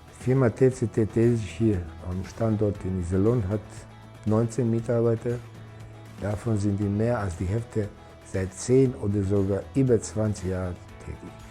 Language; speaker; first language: German; non-native, fluent; Serbian